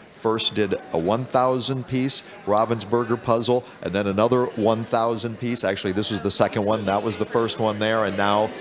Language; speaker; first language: English; native; English